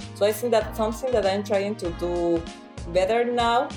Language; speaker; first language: English; non-native, fluent; Spanish